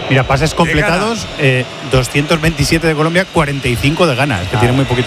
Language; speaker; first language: Spanish; native; Spanish